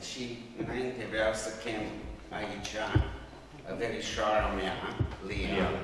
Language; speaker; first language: Romanian; non-native, local second language; Hungarian